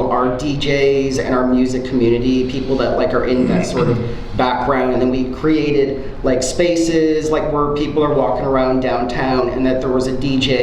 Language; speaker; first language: English; native; English